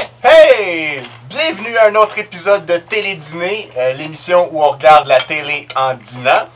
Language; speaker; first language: French; native; French